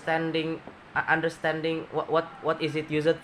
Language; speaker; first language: English; non-native, learner; Indonesian